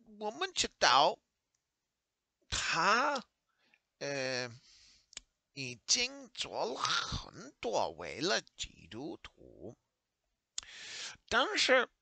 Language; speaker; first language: Chinese; non-native, learner; English